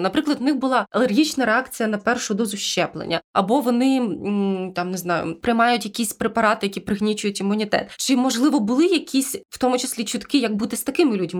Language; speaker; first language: Ukrainian; native; Ukrainian